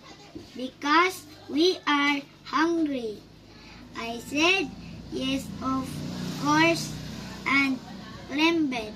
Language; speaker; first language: English; non-native, learner; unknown